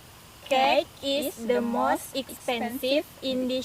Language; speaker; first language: English; non-native, learner; Indonesian